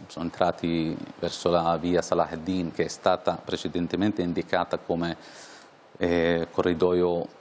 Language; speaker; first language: Italian; non-native, fluent; Arabic